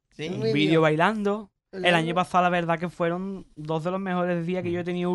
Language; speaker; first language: Spanish; native; Spanish